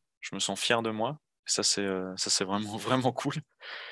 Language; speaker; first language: French; native; French